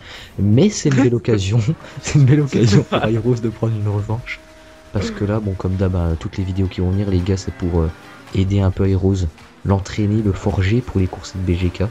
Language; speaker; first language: French; native; French